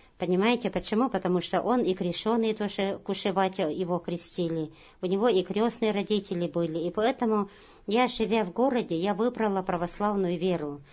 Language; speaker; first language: Russian; non-native, local second language; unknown